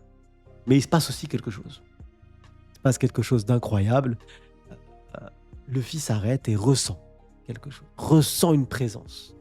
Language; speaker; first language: French; native; French